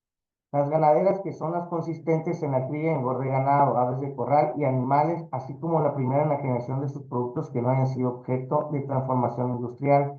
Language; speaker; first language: Spanish; native; Spanish